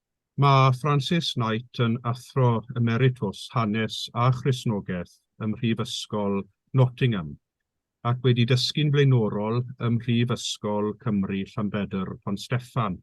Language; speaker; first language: Welsh; native; Welsh